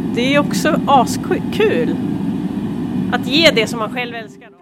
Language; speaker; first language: Swedish; native; Swedish